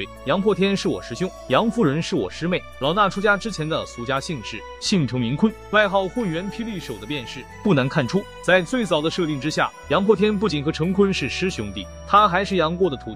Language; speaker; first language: Chinese; native; Chinese